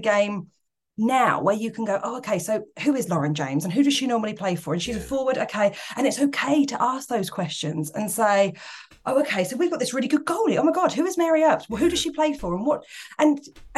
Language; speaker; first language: English; native; English